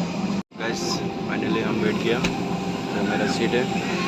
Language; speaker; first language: Hindi; non-native, local second language; Assamese